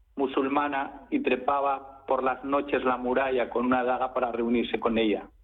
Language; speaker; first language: Spanish; native; Spanish